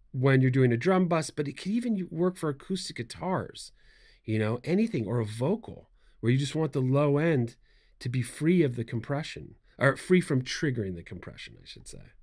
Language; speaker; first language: English; native; English